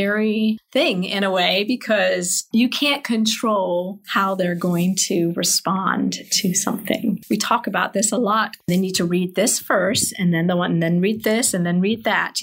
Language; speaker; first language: English; native; English